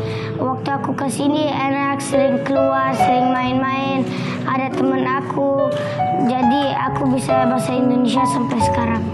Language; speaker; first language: Indonesian; early bilingual, other home language; Persian